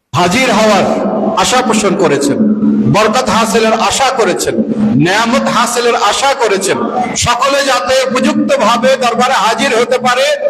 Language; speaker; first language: Bangla; native; Bangla